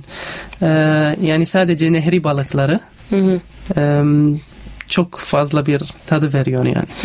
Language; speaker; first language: Turkish; non-native, learner; Arabic